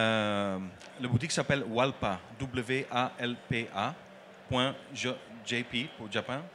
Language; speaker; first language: French; non-native, learner; Dutch